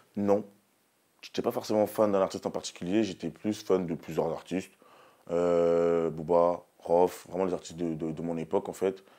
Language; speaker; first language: French; early bilingual, other home language; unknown